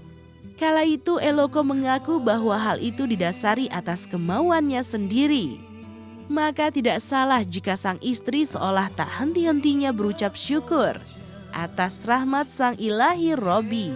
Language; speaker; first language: Indonesian; native; Indonesian